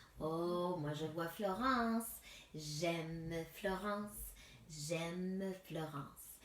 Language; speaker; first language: French; native; French